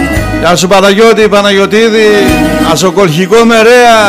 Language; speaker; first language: Greek; native; Greek